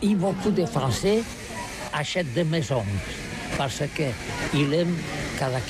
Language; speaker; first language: French; non-native, learner; Catalan